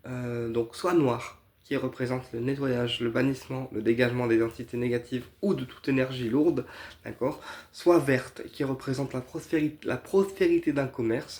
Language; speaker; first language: French; native; French